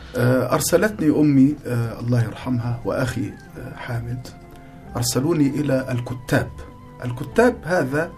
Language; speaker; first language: Arabic; native; Arabic